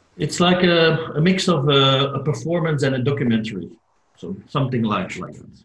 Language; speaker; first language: English; non-native, fluent; Dutch